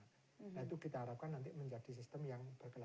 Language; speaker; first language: Indonesian; native; Indonesian